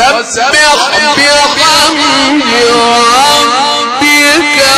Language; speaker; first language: Arabic; native; Arabic